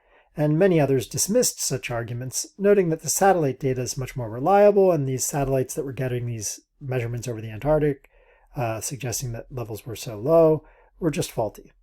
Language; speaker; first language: English; native; English